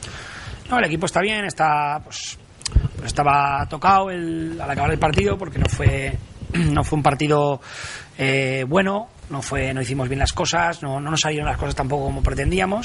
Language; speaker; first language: Spanish; native; Spanish